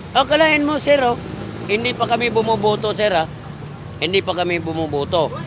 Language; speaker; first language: Filipino; native; Filipino